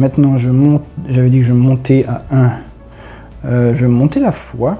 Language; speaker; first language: French; native; French